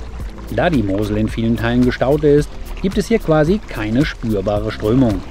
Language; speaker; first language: German; native; German